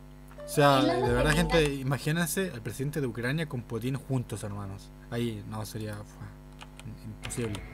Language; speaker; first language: Spanish; native; Spanish